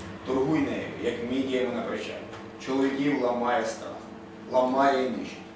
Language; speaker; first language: Ukrainian; native; Ukrainian